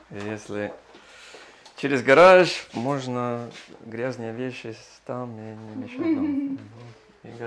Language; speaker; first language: Russian; non-native, fluent; English